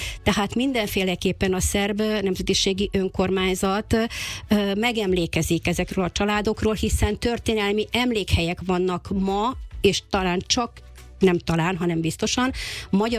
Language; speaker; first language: Hungarian; native; Hungarian